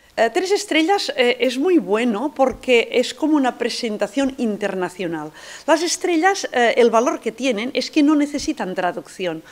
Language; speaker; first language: Spanish; non-native, local second language; Catalan